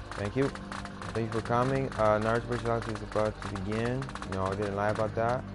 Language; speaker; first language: English; early bilingual, other home language; Spanish